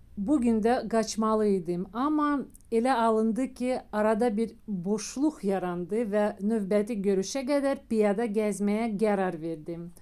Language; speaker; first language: Azerbaijani; native; Azerbaijani